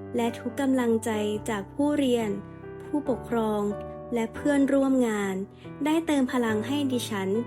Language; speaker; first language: Thai; native; Thai